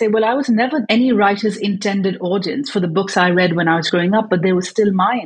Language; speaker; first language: English; native; English